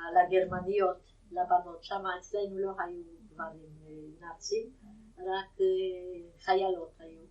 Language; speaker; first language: Hebrew; non-native, fluent; Yiddish